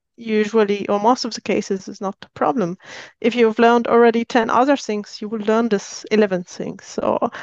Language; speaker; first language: English; non-native, fluent; Arabic